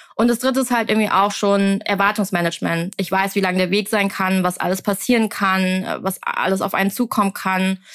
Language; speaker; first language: German; early bilingual, other home language; Vietnamese